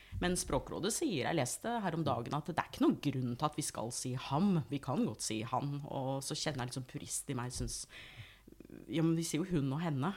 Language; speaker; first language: Norwegian; non-native, fluent; English